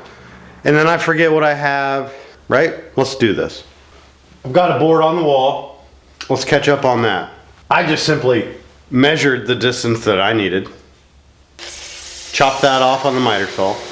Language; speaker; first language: English; native; English